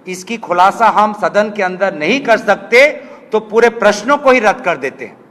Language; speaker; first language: Hindi; non-native, local second language; Assamese